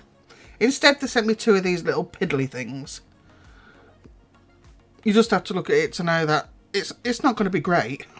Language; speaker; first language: English; native; English